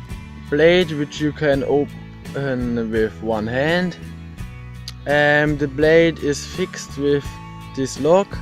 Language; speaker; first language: English; non-native, fluent; German